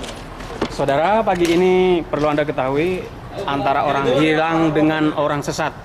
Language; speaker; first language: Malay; non-native, local second language; Javanese